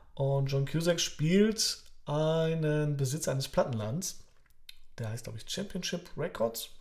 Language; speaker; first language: German; early bilingual, other home language; Polish